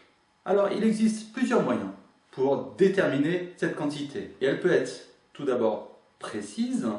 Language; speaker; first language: French; native; French